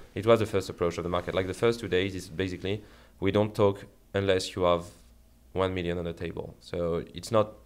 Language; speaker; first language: English; non-native, fluent; French